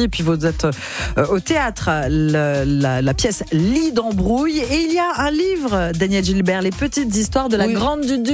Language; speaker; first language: French; native; French